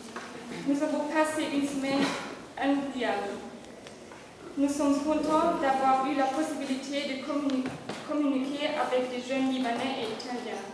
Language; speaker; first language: French; non-native, learner; German